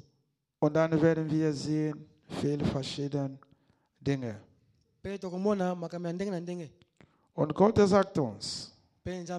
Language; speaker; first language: German; non-native, learner; Lingala